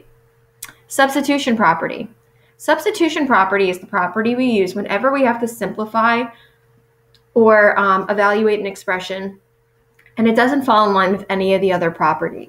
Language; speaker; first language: English; native; English